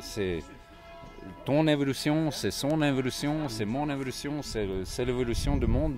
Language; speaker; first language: French; non-native, fluent; Swedish